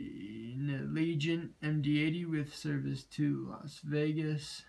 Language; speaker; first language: English; native; English